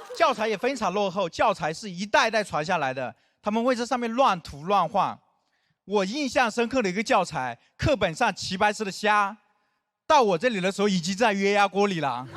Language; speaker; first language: Chinese; non-native, local second language; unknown